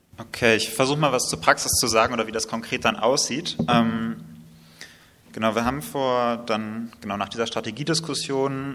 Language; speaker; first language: German; native; German